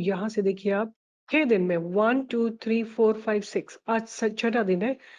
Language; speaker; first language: Hindi; native; Hindi